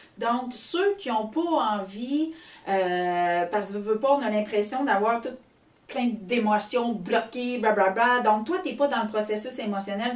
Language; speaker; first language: French; native; French